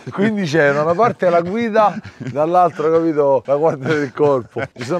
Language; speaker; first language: Italian; native; Italian